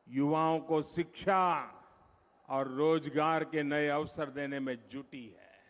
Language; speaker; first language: Hindi; non-native, local second language; Gujarati